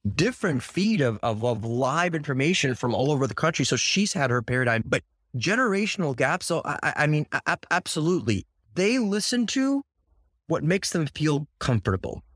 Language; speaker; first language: English; early bilingual, other home language; Russian